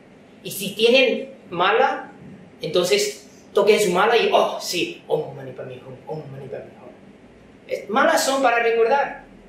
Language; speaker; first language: Spanish; non-native, fluent; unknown